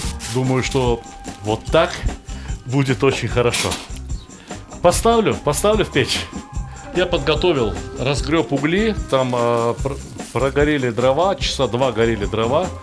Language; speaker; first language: Russian; native; Russian